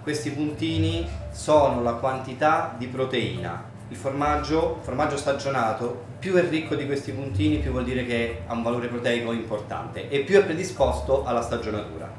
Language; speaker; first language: Italian; native; Italian